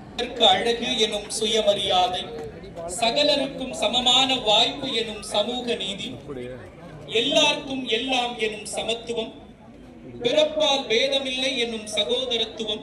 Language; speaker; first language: Tamil; native; Tamil